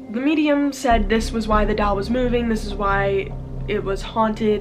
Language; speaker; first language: English; native; English